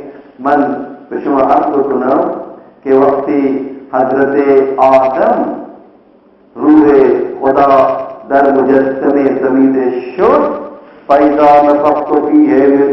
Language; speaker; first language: Persian; non-native, fluent; Urdu